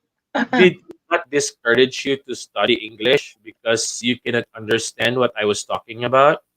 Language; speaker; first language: English; non-native, local second language; Filipino